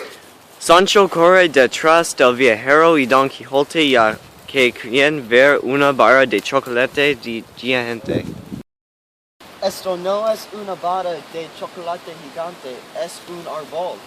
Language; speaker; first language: Spanish; non-native, learner; English